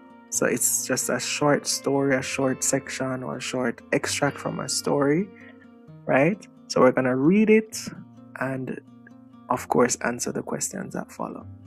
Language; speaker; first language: English; native; English